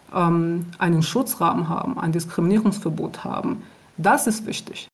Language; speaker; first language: German; native; German